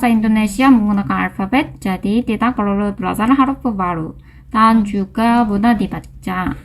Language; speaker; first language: Indonesian; non-native, learner; Korean